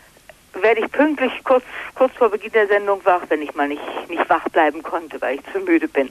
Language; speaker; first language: German; native; German